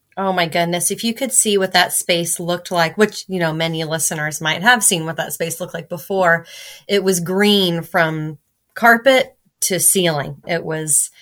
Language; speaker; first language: English; native; English